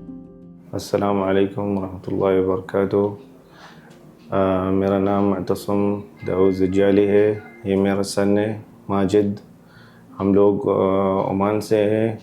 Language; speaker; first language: Hindi; non-native, learner; Arabic